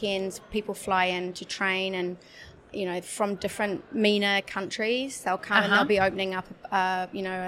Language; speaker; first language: English; native; English